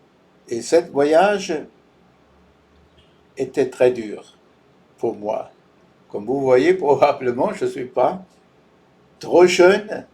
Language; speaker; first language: French; non-native, fluent; German